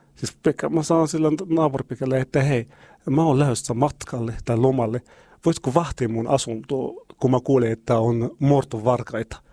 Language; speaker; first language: Finnish; non-native, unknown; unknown